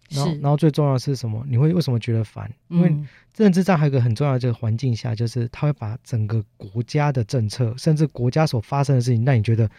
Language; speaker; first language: Chinese; native; Chinese